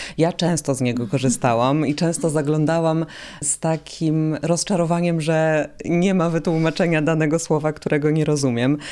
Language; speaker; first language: Polish; native; Polish